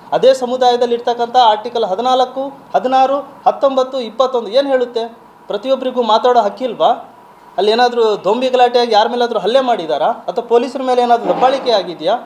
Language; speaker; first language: Kannada; non-native, local second language; Lambadi